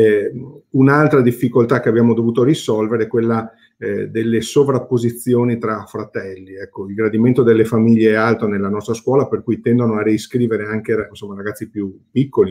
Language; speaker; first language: Italian; native; Italian